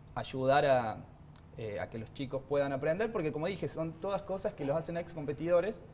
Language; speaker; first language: Spanish; native; Spanish